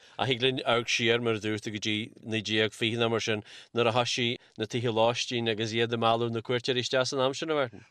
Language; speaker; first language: Irish; native; Irish